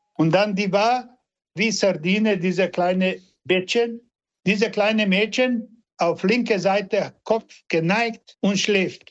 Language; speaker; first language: German; non-native, learner; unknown